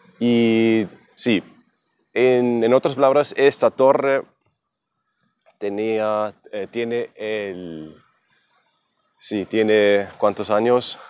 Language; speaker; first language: Spanish; non-native, fluent; German